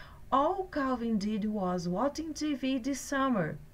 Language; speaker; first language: English; non-native, fluent; Portuguese